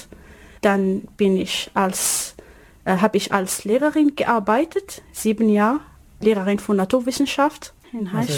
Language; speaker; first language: German; non-native, learner; Arabic